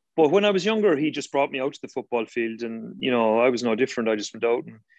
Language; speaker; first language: English; native; English